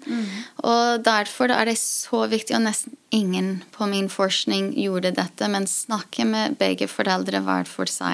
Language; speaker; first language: Norwegian; non-native, fluent; English